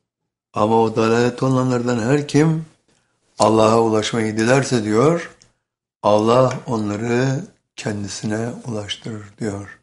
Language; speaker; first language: Turkish; native; Turkish